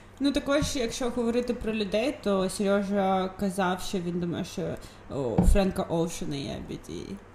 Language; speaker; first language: Ukrainian; non-native, local second language; Russian